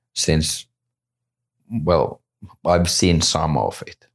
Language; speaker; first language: English; non-native, fluent; Finnish